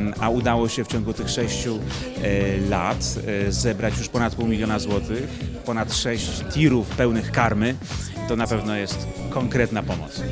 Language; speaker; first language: Polish; native; Polish